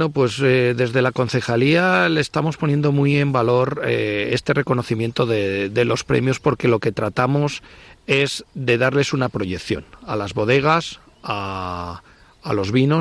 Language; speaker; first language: Spanish; native; Spanish